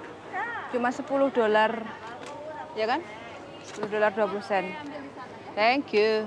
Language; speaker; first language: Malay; non-native, local second language; Javanese